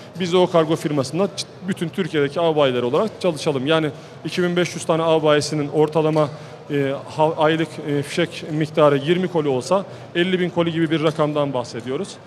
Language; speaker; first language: Turkish; native; Turkish